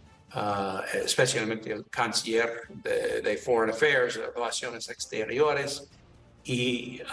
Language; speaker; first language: Spanish; non-native, learner; English